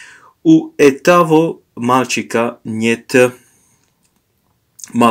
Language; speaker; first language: Russian; non-native, learner; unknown